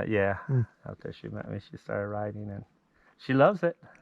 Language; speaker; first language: English; native; English